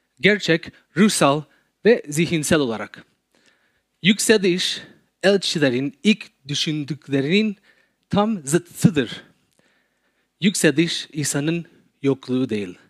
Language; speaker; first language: Turkish; non-native, fluent; English